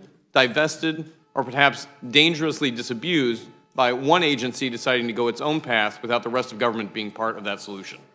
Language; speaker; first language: English; native; English